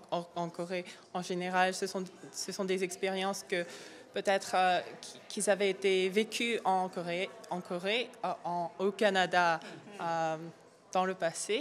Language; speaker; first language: French; non-native, fluent; Korean